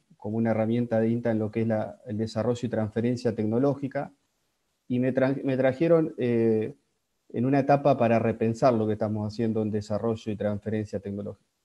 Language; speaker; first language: Spanish; native; Spanish